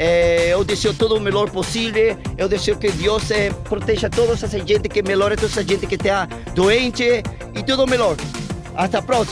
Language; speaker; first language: Portuguese; non-native, learner; Spanish